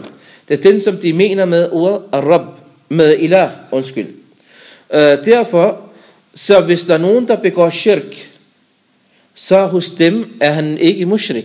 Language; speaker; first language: Danish; non-native, fluent; Arabic